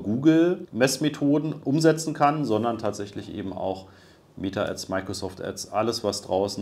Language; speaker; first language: German; native; German